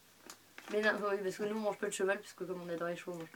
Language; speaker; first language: French; native; French